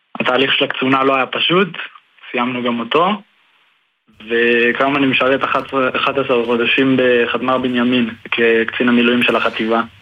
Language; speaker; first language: Hebrew; native; Hebrew